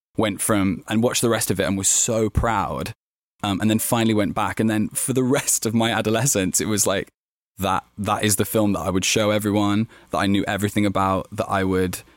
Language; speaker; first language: English; native; English